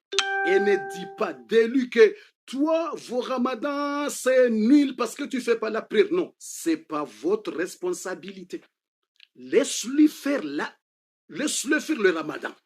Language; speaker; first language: French; non-native, fluent; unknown